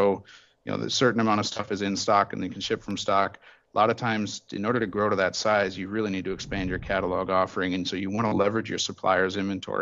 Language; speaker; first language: English; native; English